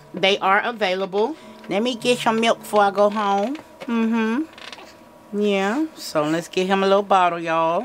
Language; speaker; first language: English; native; English